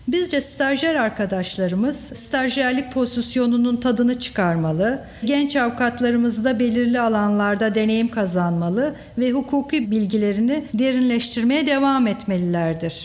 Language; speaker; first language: Turkish; native; Turkish